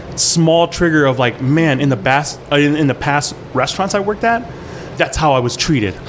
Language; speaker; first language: English; early bilingual, other home language; Hmong